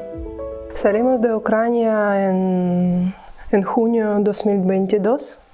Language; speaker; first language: Spanish; non-native, learner; Ukrainian